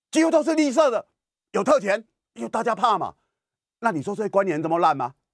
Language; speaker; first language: Chinese; native; Chinese